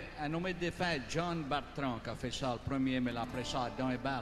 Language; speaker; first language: French; early bilingual, heritage; French